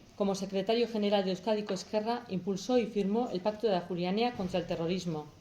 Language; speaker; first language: Spanish; native; Spanish